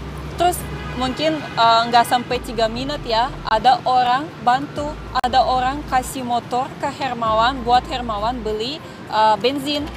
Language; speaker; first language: Indonesian; non-native, fluent; Russian